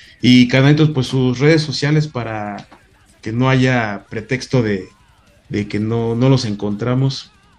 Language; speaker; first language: Spanish; native; Spanish